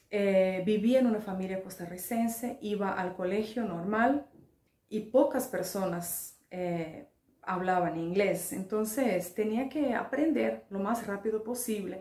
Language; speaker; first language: Spanish; non-native, fluent; Finnish